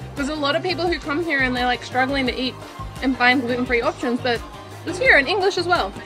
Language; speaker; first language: English; native; English